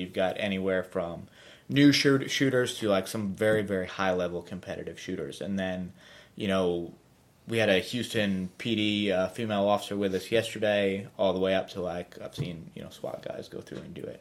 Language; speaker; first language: English; native; English